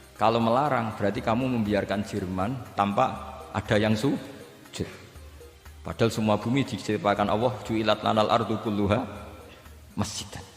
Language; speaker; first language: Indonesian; non-native, local second language; Javanese